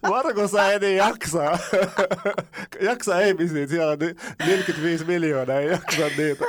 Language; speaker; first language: Finnish; non-native, fluent; Arabic